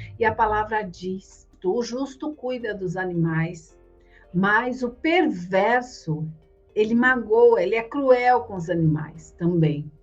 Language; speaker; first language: Portuguese; native; Portuguese